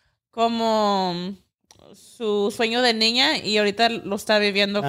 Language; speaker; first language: Spanish; early bilingual, heritage; Spanish